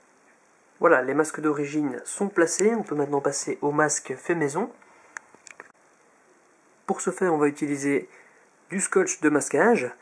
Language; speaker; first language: French; native; French